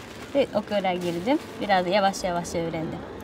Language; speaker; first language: Turkish; non-native, learner; Japanese